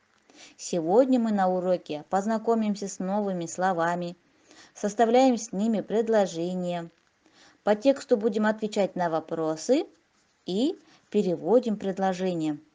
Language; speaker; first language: Russian; non-native, local second language; Kazakh